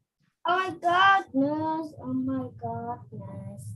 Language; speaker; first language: English; non-native, learner; Vietnamese